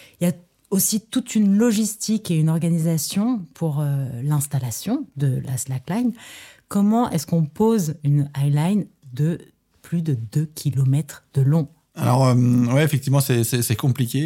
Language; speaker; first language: French; native; French